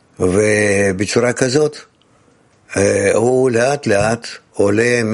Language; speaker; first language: Hebrew; non-native, fluent; Russian